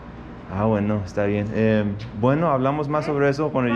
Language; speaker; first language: Spanish; non-native, fluent; English